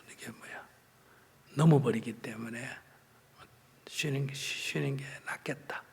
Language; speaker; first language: Korean; native; Korean